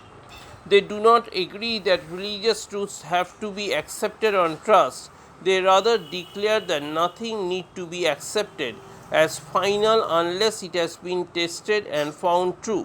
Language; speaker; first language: English; non-native, local second language; Bangla